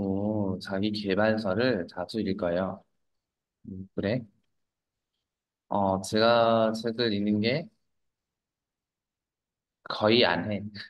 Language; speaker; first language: Korean; non-native, fluent; Vietnamese